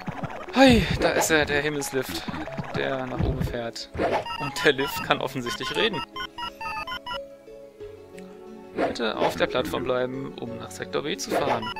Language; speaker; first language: German; native; German